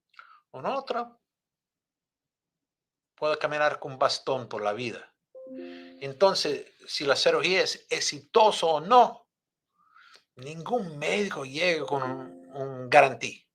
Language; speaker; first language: Spanish; non-native, fluent; Italian